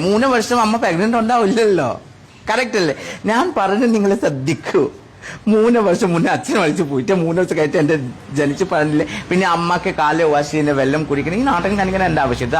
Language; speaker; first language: Malayalam; non-native, fluent; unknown